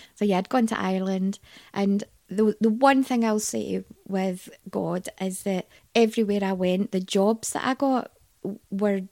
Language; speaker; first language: English; native; English